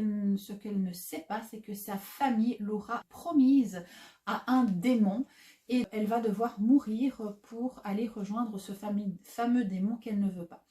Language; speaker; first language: French; native; French